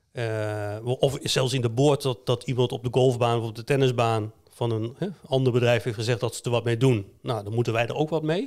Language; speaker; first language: Dutch; native; Dutch